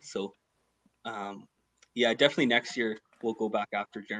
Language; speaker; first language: English; native; English